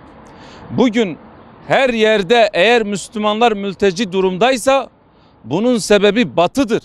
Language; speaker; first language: Turkish; non-native, local second language; Kurdish